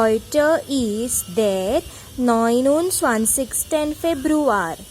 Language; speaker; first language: German; non-native, fluent; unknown